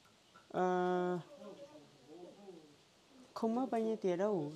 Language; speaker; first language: Vietnamese; non-native, local second language; Hmong